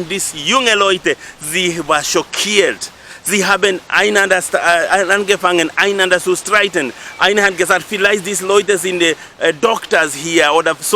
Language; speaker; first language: German; non-native, learner; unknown